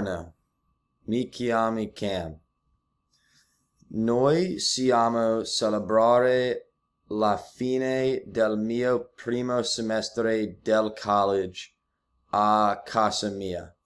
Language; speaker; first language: Italian; non-native, learner; English